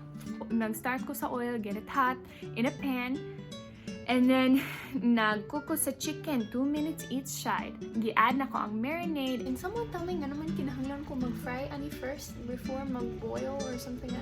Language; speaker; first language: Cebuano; non-native, local second language; English